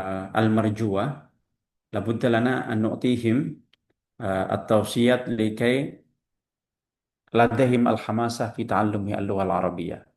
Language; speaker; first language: Arabic; non-native, fluent; Indonesian